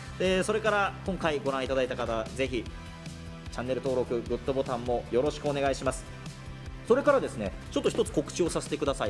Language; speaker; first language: Japanese; native; Japanese